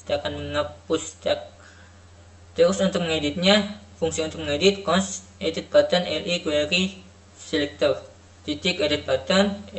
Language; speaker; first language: Indonesian; native; Indonesian